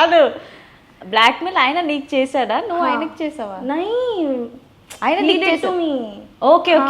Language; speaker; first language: Telugu; native; Telugu